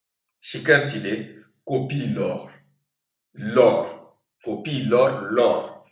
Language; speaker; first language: Romanian; non-native, fluent; French